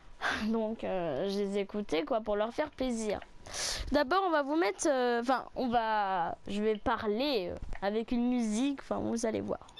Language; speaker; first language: French; native; French